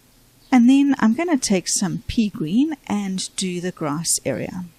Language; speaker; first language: English; native; English